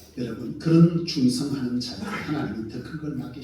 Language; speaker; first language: Korean; native; Korean